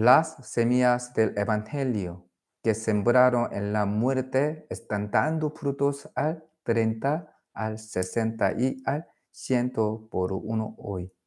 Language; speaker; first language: Spanish; non-native, learner; Korean